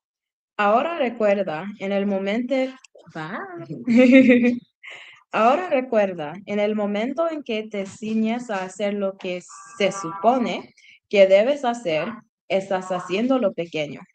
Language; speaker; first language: Spanish; non-native, learner; English